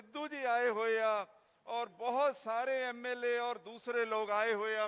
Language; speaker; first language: Hindi; non-native, local second language; Punjabi